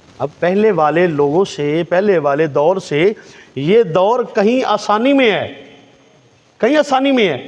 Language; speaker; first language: Urdu; non-native, local second language; Punjabi